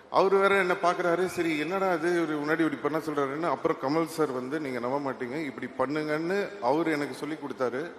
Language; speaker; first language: Tamil; native; Tamil